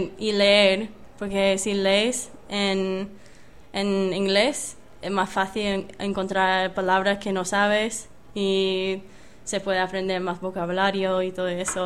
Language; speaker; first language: Spanish; non-native, fluent; English